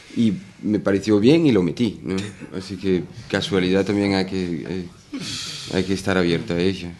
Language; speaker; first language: Spanish; non-native, fluent; Danish